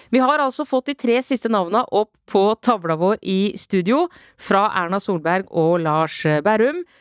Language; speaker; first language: Norwegian; native; Norwegian